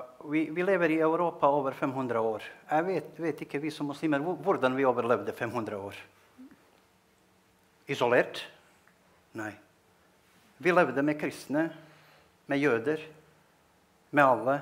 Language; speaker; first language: Norwegian; non-native, fluent; Bosnian